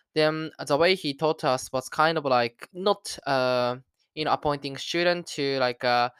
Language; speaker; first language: English; non-native, learner; Japanese